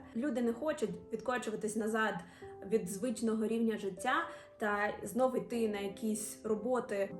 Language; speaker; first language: Ukrainian; native; Ukrainian